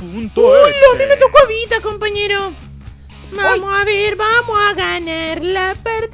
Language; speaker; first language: Spanish; native; Spanish